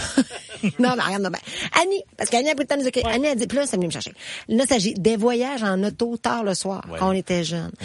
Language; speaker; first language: French; native; French